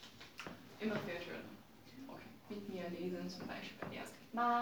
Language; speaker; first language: German; non-native, learner; Chinese